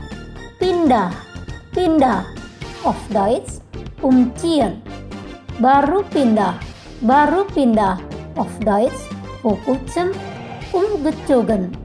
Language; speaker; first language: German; non-native, fluent; Indonesian